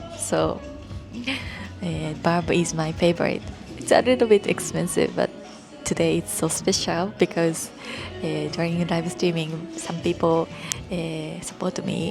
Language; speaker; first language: English; non-native, learner; Japanese